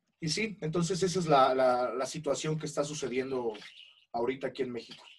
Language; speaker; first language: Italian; non-native, learner; Spanish